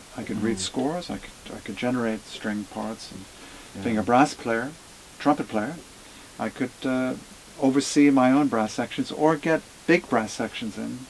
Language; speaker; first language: English; native; English